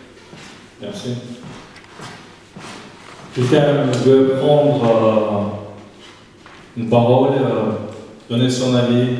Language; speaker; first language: French; non-native, fluent; Chechen